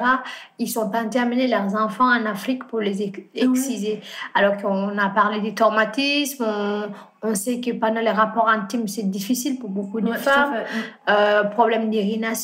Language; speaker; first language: French; non-native, fluent; Fula